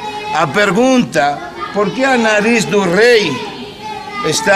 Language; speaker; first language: Portuguese; non-native, fluent; Spanish